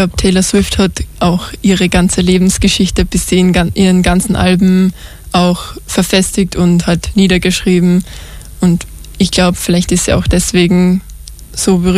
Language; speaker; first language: German; native; German